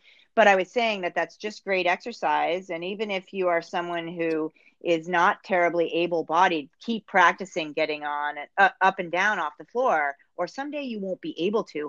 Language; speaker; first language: English; native; English